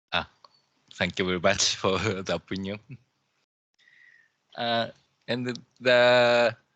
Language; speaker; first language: English; non-native, learner; Japanese